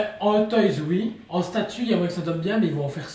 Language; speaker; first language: French; native; French